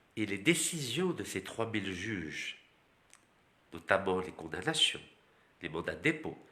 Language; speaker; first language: French; non-native, local second language; Arabic